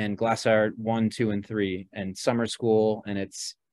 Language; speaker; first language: English; native; English